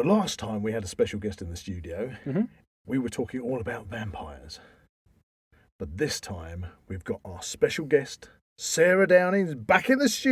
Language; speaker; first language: English; native; English